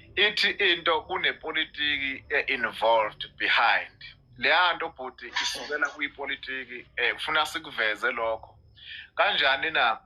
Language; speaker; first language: Zulu; native; Zulu